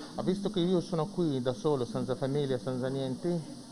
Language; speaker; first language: Italian; non-native, fluent; Arabic